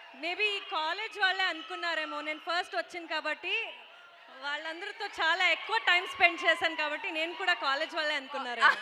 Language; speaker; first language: Telugu; non-native, fluent; Kannada